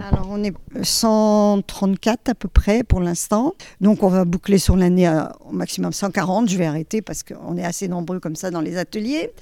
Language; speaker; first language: French; native; French